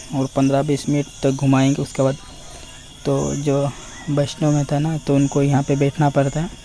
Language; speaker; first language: Hindi; non-native, local second language; Bangla